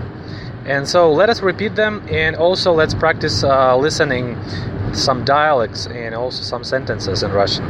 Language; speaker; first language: English; non-native, fluent; Russian